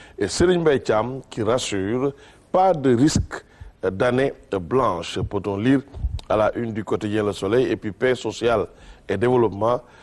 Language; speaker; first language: French; non-native, local second language; Wolof